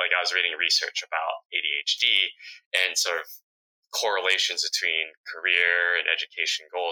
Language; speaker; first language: English; early bilingual, other home language; Vietnamese